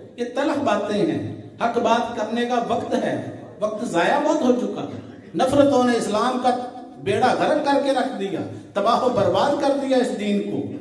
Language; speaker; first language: Urdu; non-native, local second language; Punjabi